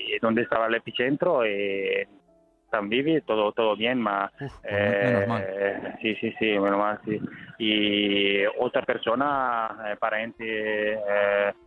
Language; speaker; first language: Spanish; non-native, learner; Italian